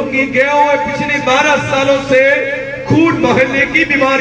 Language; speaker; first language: Hindi; non-native, local second language; Malayalam